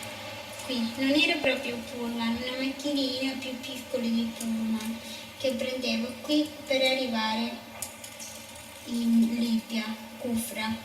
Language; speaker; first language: Italian; non-native, learner; Somali